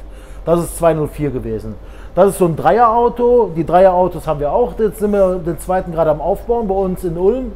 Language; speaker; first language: German; native; German